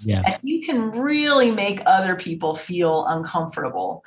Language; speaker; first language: English; native; English